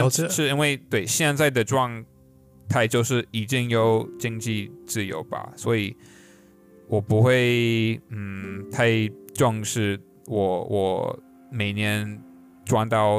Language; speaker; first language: Chinese; non-native, fluent; English